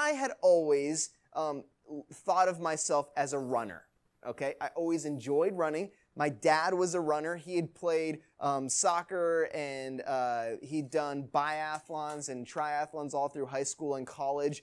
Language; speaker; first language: English; native; English